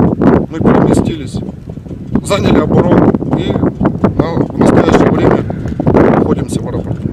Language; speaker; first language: Russian; native; Russian